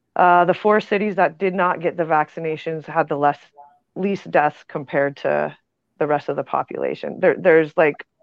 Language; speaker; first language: English; native; English